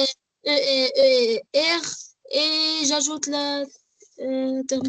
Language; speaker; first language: French; non-native, learner; Arabic